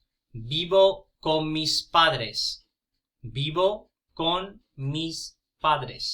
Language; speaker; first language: Spanish; non-native, fluent; Punjabi